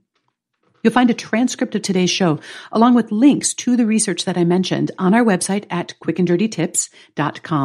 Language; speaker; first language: English; native; English